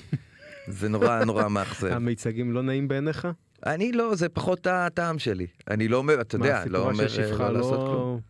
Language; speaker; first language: Hebrew; native; Hebrew